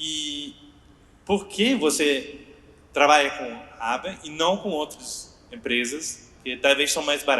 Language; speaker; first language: Portuguese; non-native, fluent; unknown